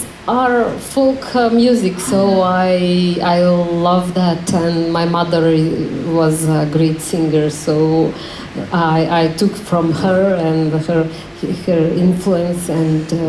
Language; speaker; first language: English; non-native, learner; Macedonian